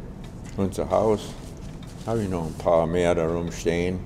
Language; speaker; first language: German; early bilingual, heritage; English